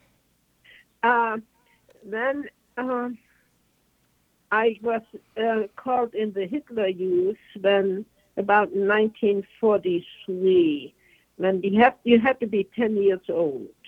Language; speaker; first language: English; non-native, fluent; German